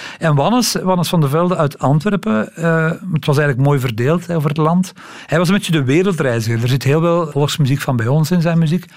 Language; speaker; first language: Dutch; native; Dutch